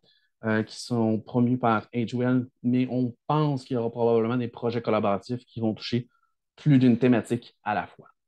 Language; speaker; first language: French; native; French